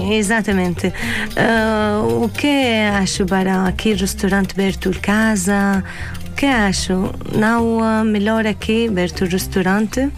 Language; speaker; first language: Portuguese; non-native, learner; Arabic